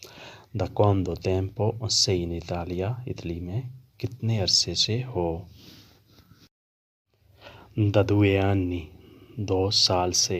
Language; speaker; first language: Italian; non-native, fluent; Urdu